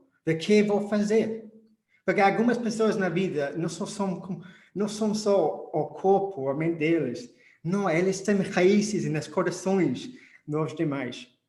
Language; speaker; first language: Portuguese; non-native, fluent; English